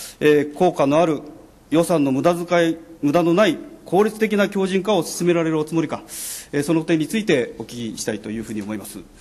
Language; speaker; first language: Japanese; native; Japanese